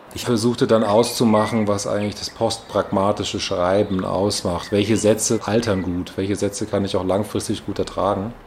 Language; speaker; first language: German; native; German